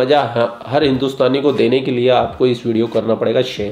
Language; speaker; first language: Hindi; native; Hindi